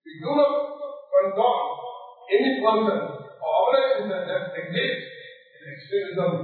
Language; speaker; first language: English; non-native, local second language; Tamil